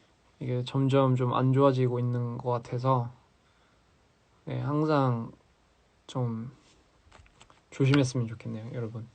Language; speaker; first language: Korean; early bilingual, heritage; English